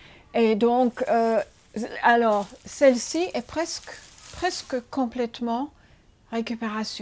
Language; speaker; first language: French; non-native, fluent; English